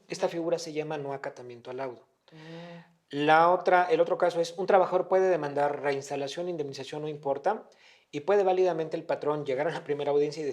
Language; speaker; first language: Spanish; native; Spanish